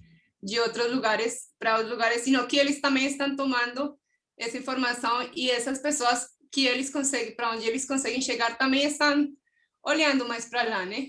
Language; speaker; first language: Portuguese; non-native, fluent; Spanish